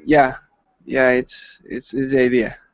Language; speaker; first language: English; non-native, learner; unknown